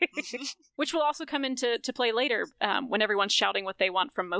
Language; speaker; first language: English; native; English